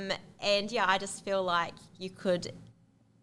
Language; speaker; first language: English; native; English